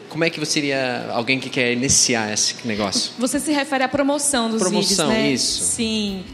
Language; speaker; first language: Portuguese; native; Portuguese